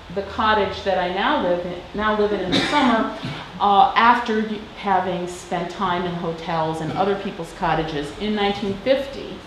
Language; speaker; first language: English; native; English